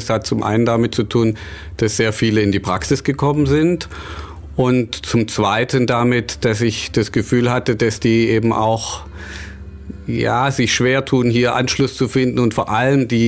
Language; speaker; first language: German; native; German